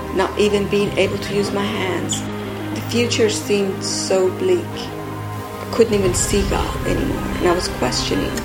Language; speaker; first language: English; non-native, fluent; Persian